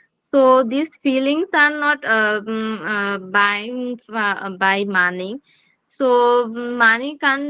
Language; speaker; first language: English; non-native, learner; Bangla